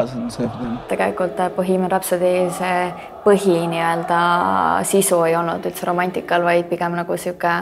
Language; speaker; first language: Estonian; native; Estonian